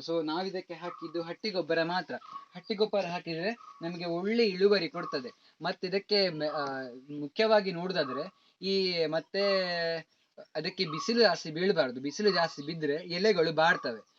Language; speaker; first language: Kannada; non-native, local second language; Konkani